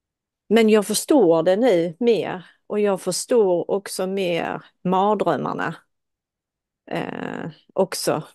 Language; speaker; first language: Swedish; non-native, fluent; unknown